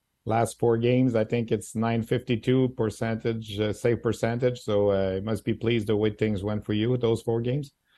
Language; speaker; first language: English; non-native, fluent; French